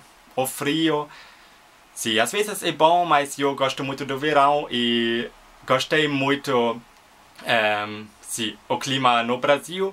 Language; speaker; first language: Portuguese; non-native, fluent; German